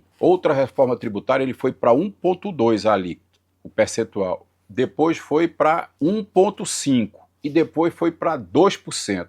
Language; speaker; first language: Portuguese; native; Portuguese